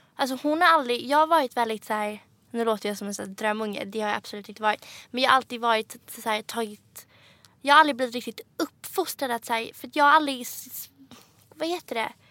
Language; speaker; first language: Swedish; native; Swedish